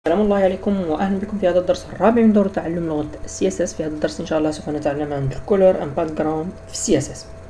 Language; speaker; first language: Arabic; native; Arabic